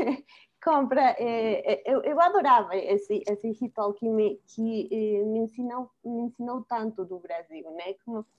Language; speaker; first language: Portuguese; non-native, fluent; Spanish